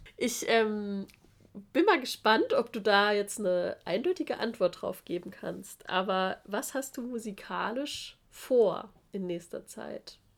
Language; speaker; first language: German; native; German